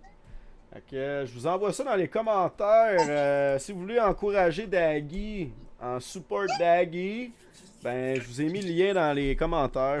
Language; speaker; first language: French; native; French